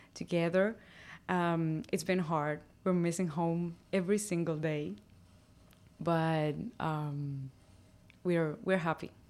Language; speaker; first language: English; non-native, fluent; Spanish